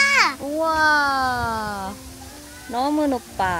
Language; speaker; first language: Korean; non-native, fluent; Indonesian